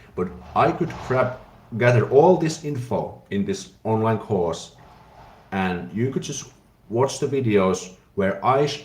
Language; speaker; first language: English; non-native, fluent; Finnish